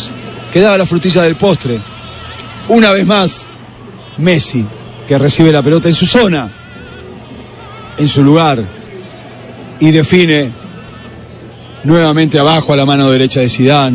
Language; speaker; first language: Spanish; native; Spanish